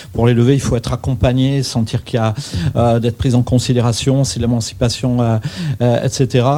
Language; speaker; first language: French; native; French